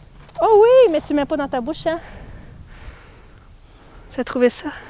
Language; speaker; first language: French; native; French